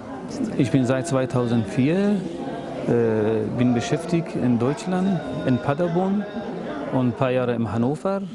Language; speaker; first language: German; non-native, fluent; Persian